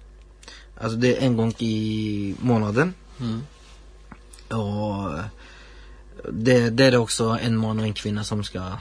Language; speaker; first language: Swedish; non-native, learner; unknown